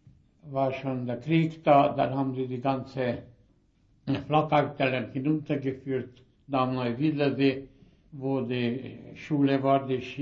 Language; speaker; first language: German; early bilingual, heritage; German